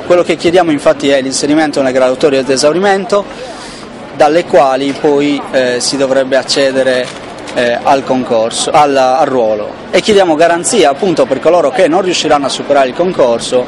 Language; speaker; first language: Italian; native; Italian